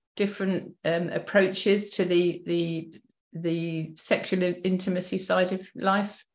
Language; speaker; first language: English; native; English